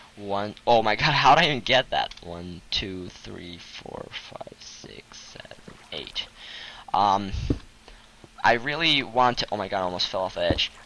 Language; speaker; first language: English; non-native, fluent; Russian